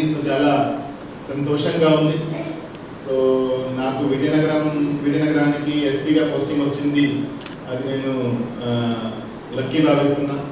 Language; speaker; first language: Telugu; non-native, fluent; Hindi